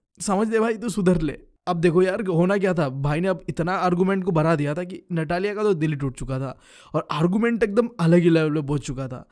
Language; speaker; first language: Hindi; non-native, local second language; Bangla